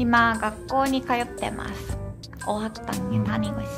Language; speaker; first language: Korean; non-native, learner; Japanese